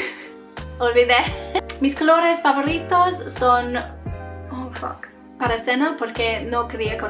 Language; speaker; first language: Spanish; non-native, learner; English